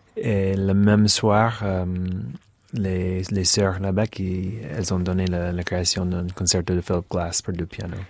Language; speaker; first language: French; non-native, fluent; English